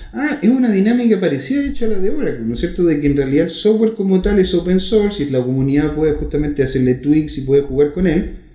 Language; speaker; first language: Spanish; native; Spanish